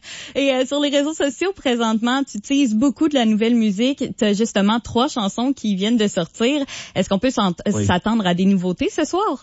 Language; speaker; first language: French; native; French